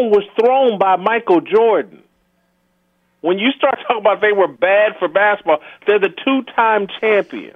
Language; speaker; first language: English; native; English